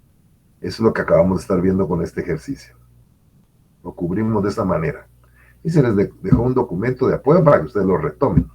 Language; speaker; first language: Spanish; native; Spanish